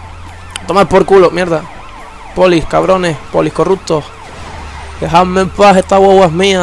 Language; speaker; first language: Spanish; native; Spanish